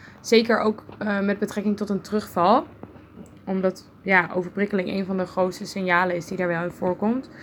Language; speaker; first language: Dutch; native; Dutch